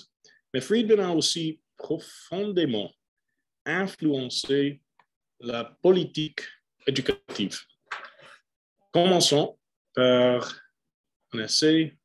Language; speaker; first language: French; non-native, fluent; English